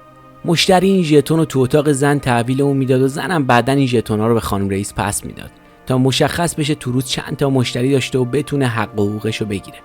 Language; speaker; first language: Persian; native; Persian